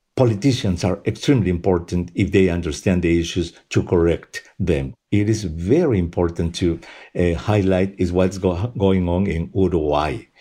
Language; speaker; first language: English; non-native, fluent; Spanish